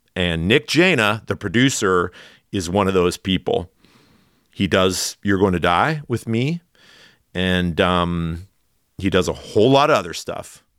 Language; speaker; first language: English; native; English